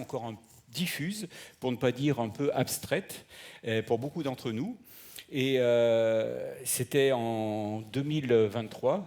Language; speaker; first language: French; native; French